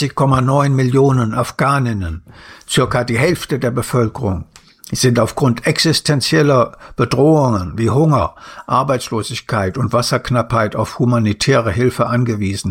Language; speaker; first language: German; native; German